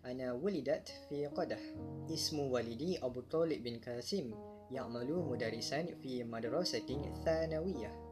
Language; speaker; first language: Arabic; non-native, learner; Malay